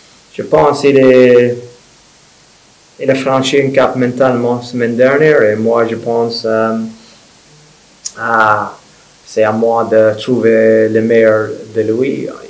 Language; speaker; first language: French; non-native, fluent; English